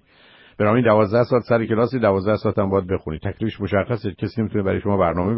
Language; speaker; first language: Persian; native; Persian